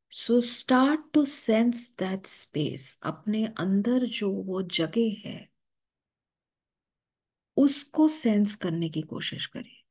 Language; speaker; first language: Hindi; native; Hindi